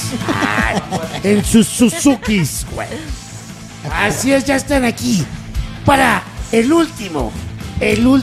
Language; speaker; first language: Spanish; native; Spanish